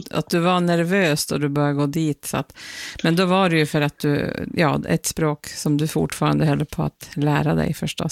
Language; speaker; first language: Swedish; native; Swedish